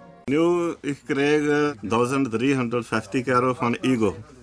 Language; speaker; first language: Dutch; non-native, learner; Punjabi